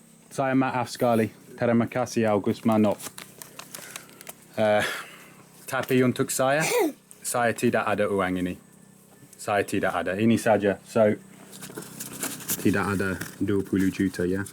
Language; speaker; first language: Indonesian; non-native, learner; English